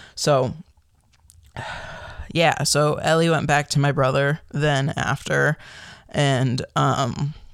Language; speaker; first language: English; native; English